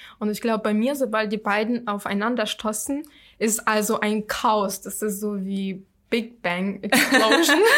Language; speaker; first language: German; non-native, fluent; Ukrainian